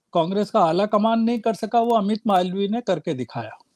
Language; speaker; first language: Hindi; native; Hindi